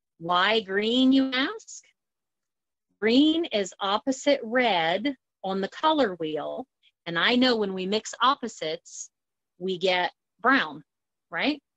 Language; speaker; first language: English; native; English